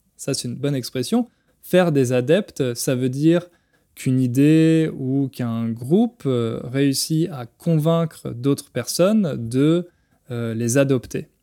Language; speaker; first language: French; native; French